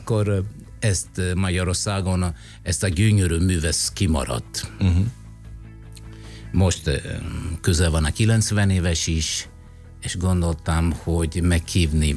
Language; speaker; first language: Hungarian; non-native, fluent; Italian